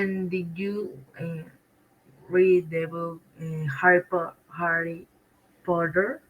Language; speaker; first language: English; non-native, learner; Spanish